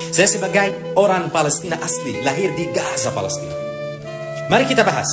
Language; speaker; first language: Indonesian; non-native, fluent; Arabic